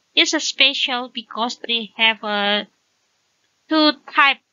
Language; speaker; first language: English; non-native, learner; Indonesian